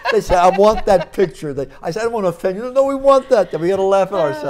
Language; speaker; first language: English; native; English